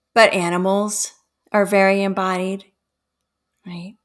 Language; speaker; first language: English; early bilingual, other home language; Spanish